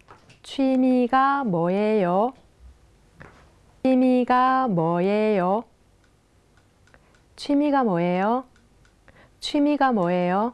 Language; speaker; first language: Korean; non-native, fluent; Thai